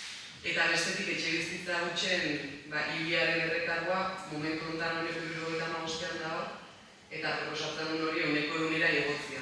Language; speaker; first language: Basque; native; Basque